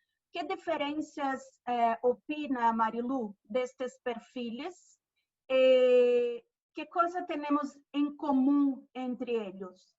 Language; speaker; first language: Spanish; non-native, fluent; Portuguese